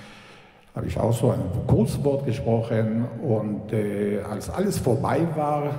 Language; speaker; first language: German; non-native, fluent; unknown